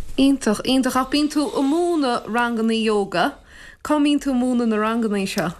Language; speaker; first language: Irish; native; Irish